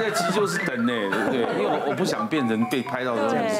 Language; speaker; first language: Chinese; native; Chinese